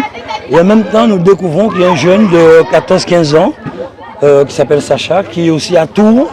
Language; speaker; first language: French; native; French